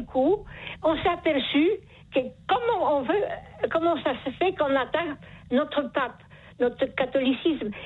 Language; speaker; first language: French; non-native, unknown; Polish